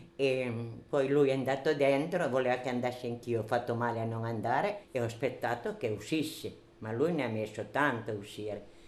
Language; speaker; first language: Italian; native; Italian